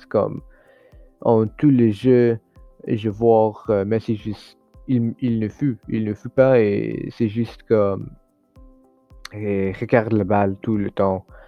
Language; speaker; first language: French; non-native, learner; English